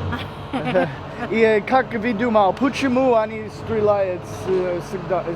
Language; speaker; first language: Russian; non-native, learner; English